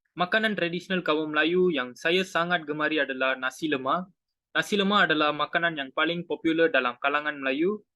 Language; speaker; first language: Malay; non-native, local second language; Tamil